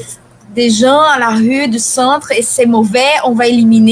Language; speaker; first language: French; non-native, fluent; Portuguese